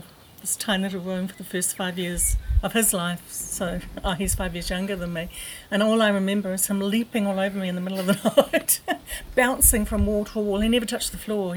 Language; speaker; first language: English; native; English